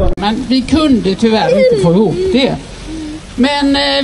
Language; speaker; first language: Swedish; native; Swedish